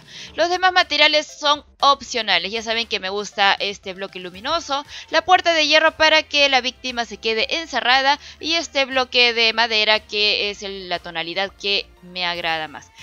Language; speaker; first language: Spanish; native; Spanish